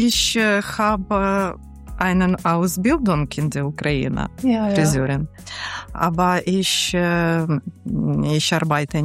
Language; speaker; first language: German; non-native, learner; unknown